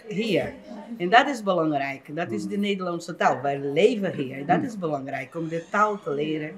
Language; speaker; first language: Dutch; non-native, learner; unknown